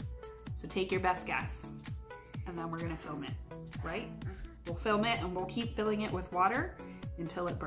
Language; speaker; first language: English; native; English